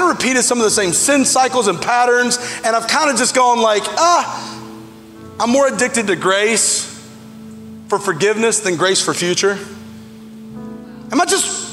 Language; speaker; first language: English; native; English